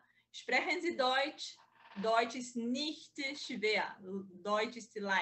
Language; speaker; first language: German; non-native, learner; Portuguese